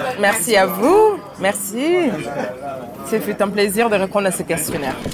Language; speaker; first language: French; early bilingual, other home language; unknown